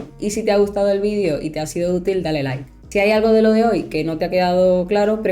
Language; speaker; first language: Spanish; native; Spanish